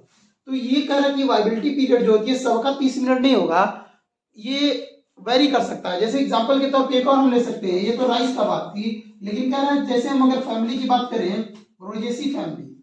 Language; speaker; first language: Hindi; native; Hindi